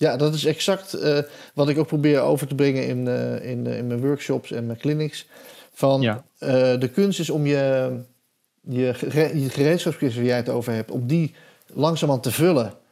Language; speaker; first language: Dutch; native; Dutch